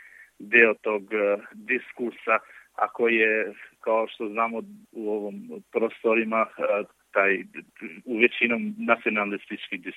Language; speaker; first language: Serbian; non-native, local second language; Albanian